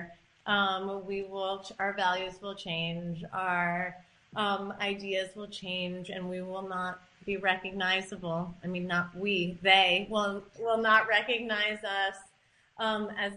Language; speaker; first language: English; native; English